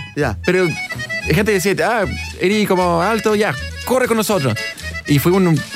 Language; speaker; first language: Spanish; non-native, fluent; English